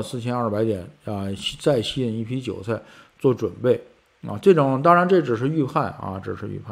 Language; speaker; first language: Chinese; native; Chinese